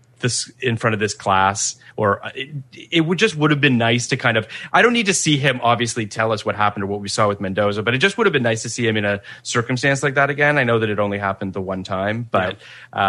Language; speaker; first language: English; native; English